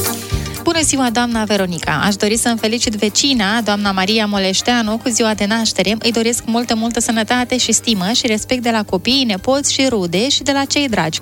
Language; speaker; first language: Romanian; native; Romanian